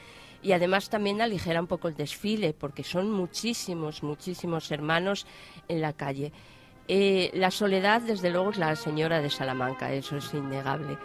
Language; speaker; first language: Spanish; native; Spanish